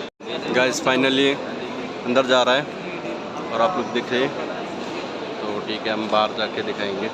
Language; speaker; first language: Hindi; non-native, local second language; Assamese